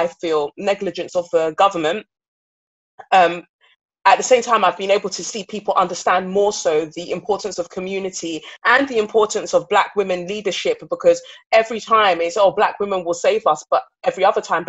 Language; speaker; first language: English; native; English